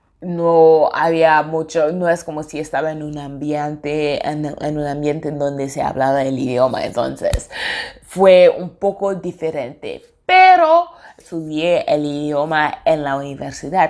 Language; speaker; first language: Spanish; non-native, fluent; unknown